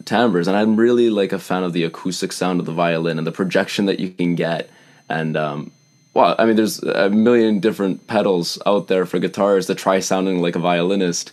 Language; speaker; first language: English; native; English